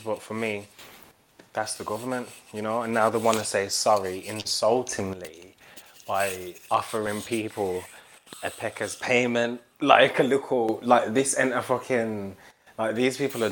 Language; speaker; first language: English; native; English